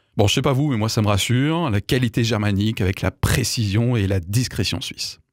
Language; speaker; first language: French; native; French